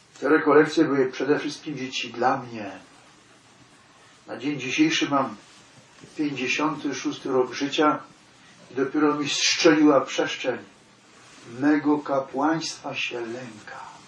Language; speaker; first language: Polish; native; Polish